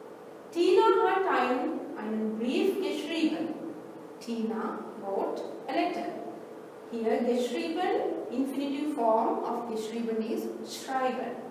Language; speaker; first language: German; non-native, fluent; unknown